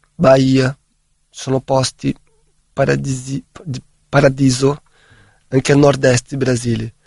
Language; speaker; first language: Italian; non-native, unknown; Portuguese